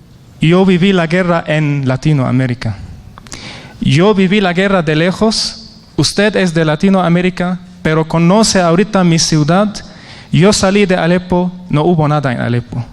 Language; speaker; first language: Spanish; non-native, fluent; Arabic